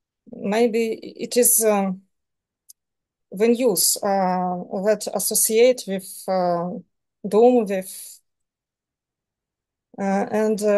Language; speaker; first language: English; non-native, learner; Serbian